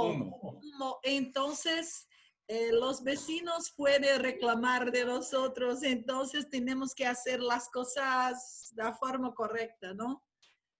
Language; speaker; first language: Spanish; non-native, fluent; Portuguese